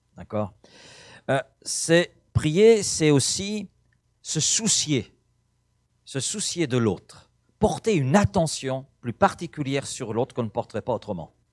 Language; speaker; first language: French; native; French